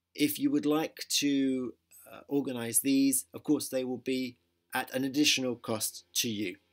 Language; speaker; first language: English; native; English